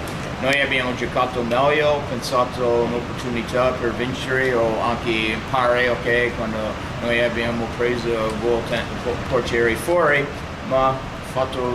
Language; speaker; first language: Italian; non-native, fluent; English